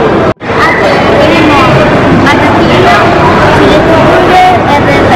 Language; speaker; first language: Albanian; early bilingual, heritage; Albanian